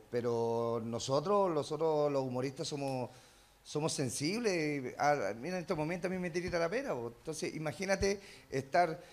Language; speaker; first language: Spanish; native; Spanish